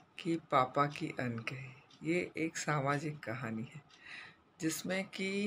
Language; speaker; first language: Hindi; native; Hindi